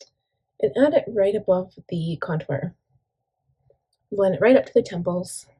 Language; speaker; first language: English; native; English